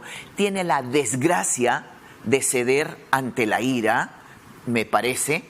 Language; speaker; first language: Spanish; native; Spanish